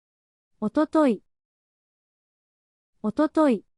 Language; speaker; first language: Japanese; native; Japanese